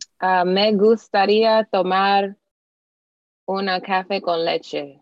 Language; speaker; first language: Spanish; non-native, learner; English